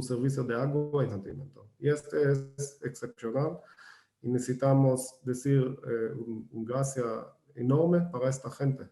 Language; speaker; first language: Spanish; non-native, fluent; Hebrew